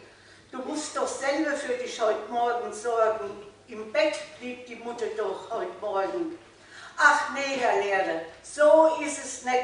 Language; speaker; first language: German; native; German